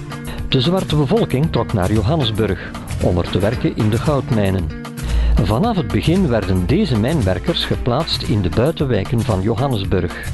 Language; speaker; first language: Dutch; native; Dutch